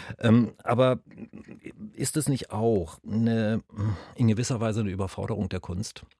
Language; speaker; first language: German; native; German